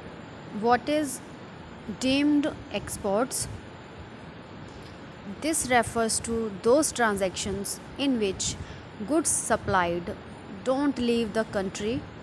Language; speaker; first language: English; non-native, local second language; Hindi